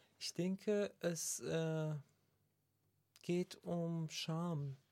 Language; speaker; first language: German; non-native, learner; Persian